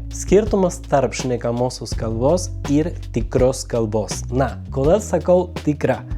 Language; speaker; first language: Lithuanian; non-native, fluent; Spanish